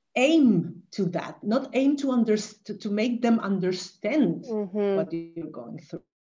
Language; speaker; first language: English; non-native, fluent; Spanish